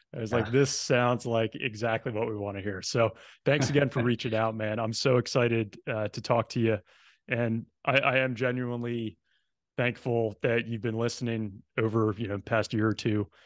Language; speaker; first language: English; native; English